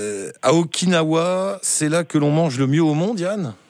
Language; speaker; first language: French; native; French